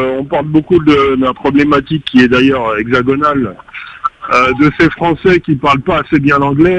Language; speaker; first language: French; native; French